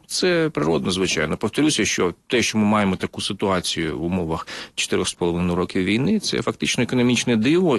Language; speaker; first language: Ukrainian; native; Ukrainian